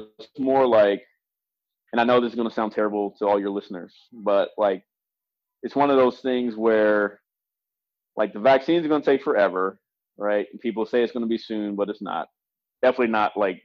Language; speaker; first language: English; native; English